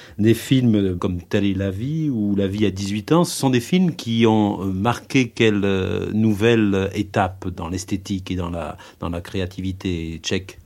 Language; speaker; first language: French; native; French